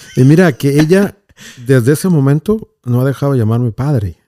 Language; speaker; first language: Spanish; native; Spanish